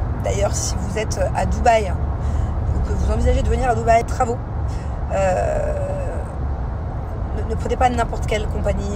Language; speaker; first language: French; native; French